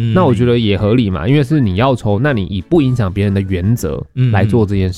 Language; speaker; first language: Chinese; native; Chinese